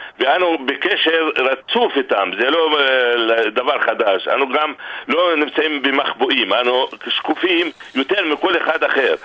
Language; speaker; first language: Hebrew; non-native, local second language; Arabic